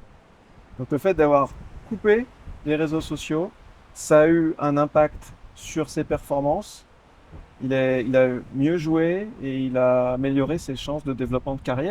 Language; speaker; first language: French; native; French